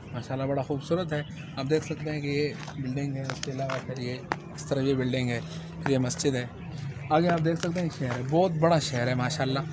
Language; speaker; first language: Urdu; non-native, local second language; Sindhi